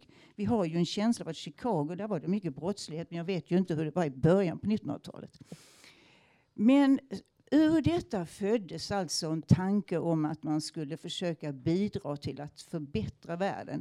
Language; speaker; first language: Swedish; native; Swedish